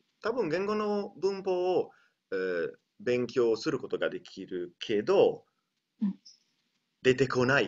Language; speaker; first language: Japanese; non-native, learner; Italian